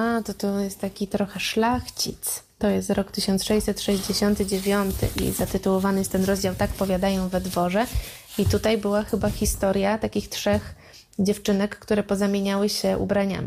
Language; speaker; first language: Polish; native; Polish